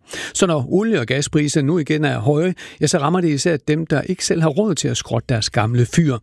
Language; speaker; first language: Danish; native; Danish